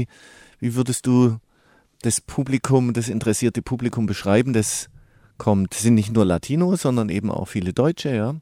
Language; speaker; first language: German; native; German